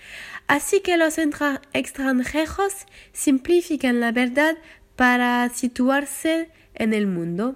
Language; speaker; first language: Spanish; non-native, learner; French